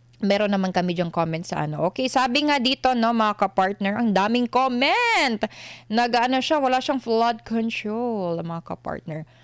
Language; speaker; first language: Filipino; non-native, local second language; Cebuano